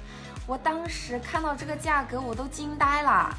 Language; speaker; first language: Chinese; native; Chinese